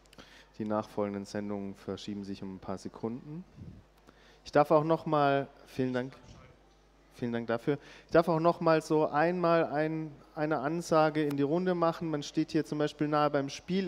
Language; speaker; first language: German; native; German